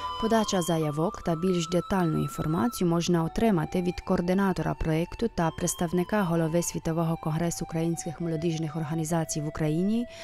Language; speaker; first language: Ukrainian; native; Ukrainian